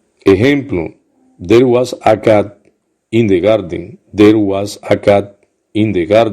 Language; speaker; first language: English; non-native, fluent; Spanish